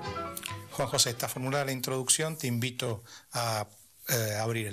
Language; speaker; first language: Spanish; native; Spanish